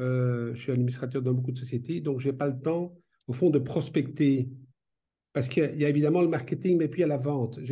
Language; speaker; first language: French; native; French